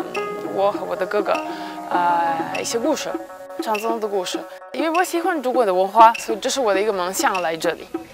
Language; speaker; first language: Chinese; non-native, fluent; Serbian